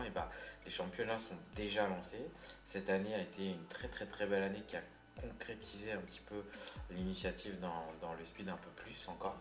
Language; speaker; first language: French; native; French